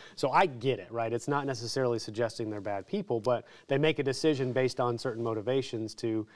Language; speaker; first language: English; native; English